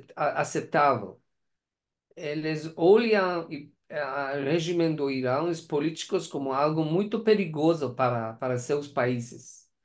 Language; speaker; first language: Portuguese; non-native, fluent; Persian